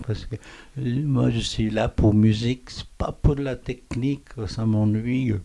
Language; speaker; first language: French; non-native, fluent; Korean